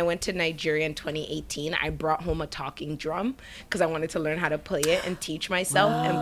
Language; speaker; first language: English; native; English